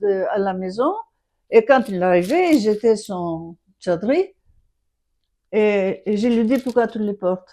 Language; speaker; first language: French; non-native, fluent; Greek